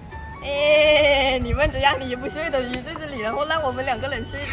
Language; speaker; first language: Chinese; non-native, fluent; Lao